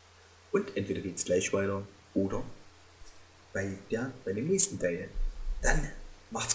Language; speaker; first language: German; native; German